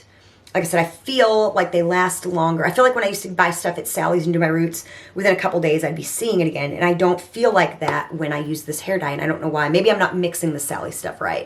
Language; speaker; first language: English; native; English